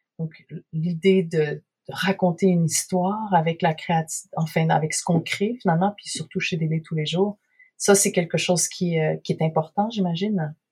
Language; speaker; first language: French; native; French